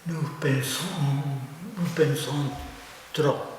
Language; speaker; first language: French; non-native, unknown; Spanish